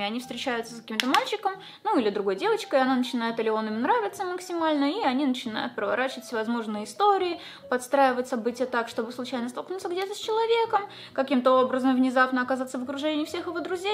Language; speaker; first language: Russian; native; Russian